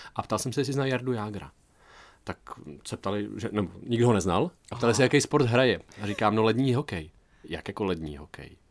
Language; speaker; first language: Czech; native; Czech